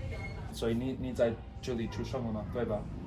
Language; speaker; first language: Chinese; non-native, learner; English